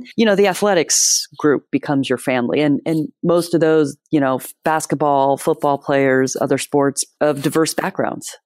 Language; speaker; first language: English; native; English